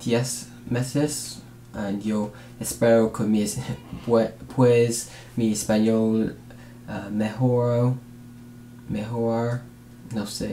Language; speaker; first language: Spanish; non-native, learner; English